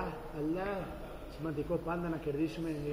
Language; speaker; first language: Greek; non-native, fluent; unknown